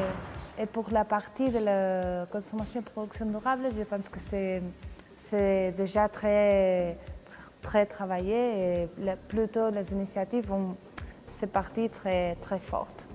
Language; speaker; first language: French; non-native, fluent; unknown